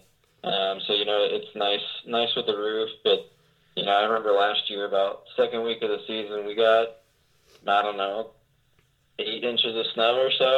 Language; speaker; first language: English; native; English